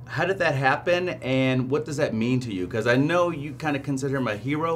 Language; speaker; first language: English; native; English